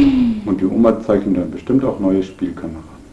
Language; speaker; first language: German; native; German